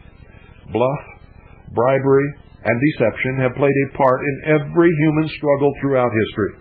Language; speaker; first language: English; native; English